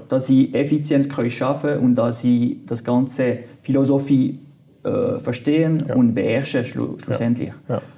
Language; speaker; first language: German; non-native, local second language; French